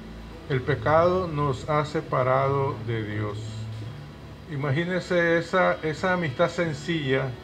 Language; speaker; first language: Spanish; native; Spanish